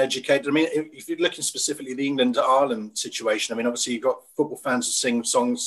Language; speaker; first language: English; native; English